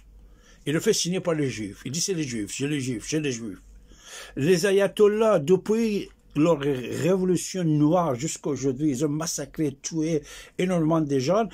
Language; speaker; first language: French; non-native, fluent; Persian